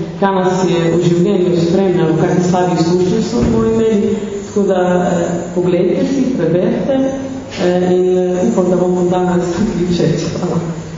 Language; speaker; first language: Slovenian; non-native, local second language; Romany